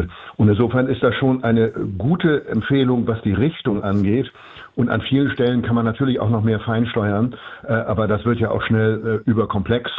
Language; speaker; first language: German; native; German